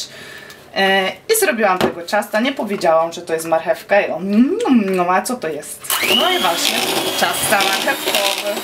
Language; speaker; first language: Polish; non-native, learner; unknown